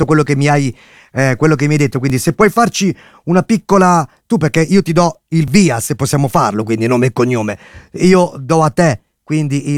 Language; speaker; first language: Italian; native; Italian